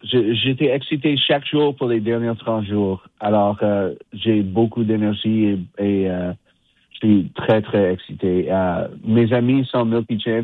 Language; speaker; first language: French; non-native, local second language; English